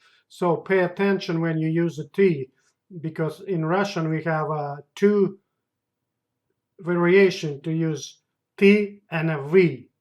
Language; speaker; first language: English; non-native, fluent; Russian